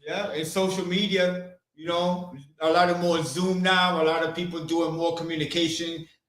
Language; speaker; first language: English; native; English